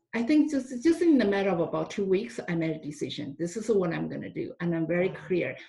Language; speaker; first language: English; non-native, fluent; Chinese